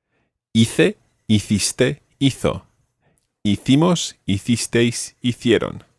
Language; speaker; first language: Spanish; non-native, fluent; English